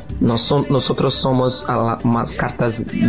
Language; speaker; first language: Spanish; non-native, learner; Portuguese